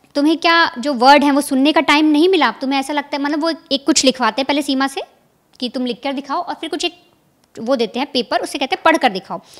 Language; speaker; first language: Hindi; native; Hindi